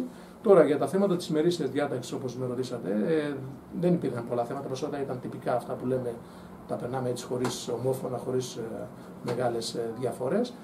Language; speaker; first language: Greek; native; Greek